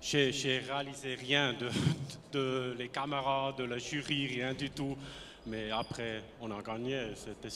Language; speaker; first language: French; non-native, learner; German